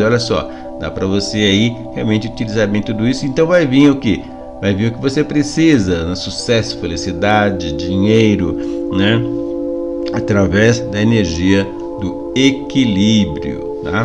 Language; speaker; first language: Portuguese; native; Portuguese